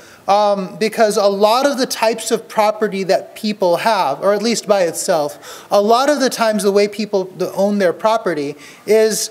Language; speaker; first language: English; native; English